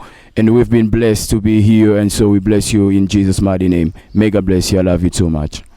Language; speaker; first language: English; non-native, fluent; French